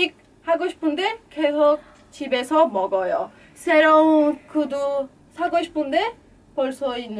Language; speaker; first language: Korean; non-native, fluent; Portuguese